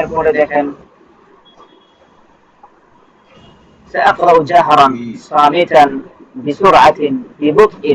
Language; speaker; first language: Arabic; non-native, fluent; Bangla